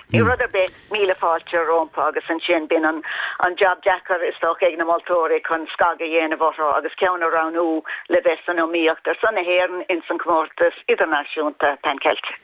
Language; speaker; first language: Irish; non-native, local second language; English